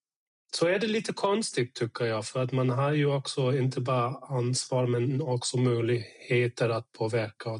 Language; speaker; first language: Swedish; non-native, fluent; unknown